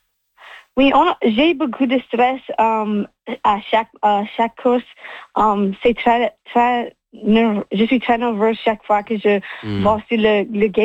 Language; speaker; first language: French; non-native, local second language; English